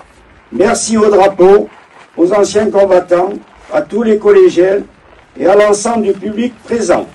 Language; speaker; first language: French; native; French